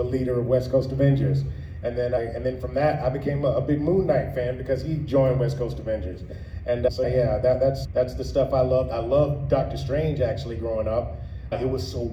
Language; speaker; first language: English; native; English